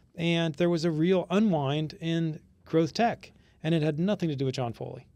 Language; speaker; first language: English; native; English